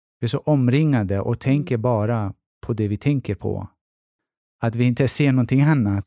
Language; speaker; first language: Swedish; early bilingual, other home language; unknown